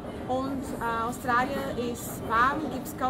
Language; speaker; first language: German; non-native, learner; Portuguese